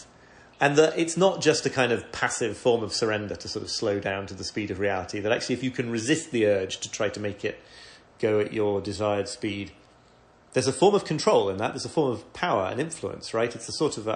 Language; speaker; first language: English; native; English